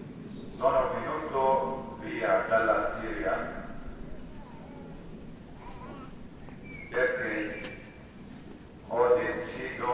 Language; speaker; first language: Italian; non-native, learner; Arabic